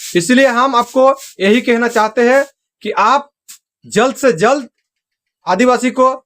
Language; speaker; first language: Hindi; non-native, local second language; Santali